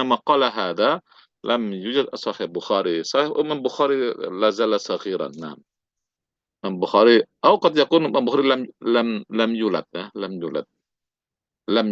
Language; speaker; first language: Arabic; non-native, fluent; Indonesian